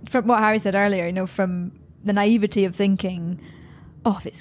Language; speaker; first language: English; native; English